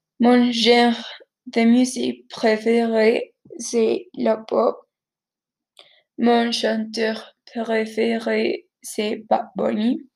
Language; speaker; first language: French; non-native, learner; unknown